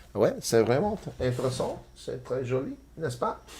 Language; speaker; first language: French; non-native, learner; English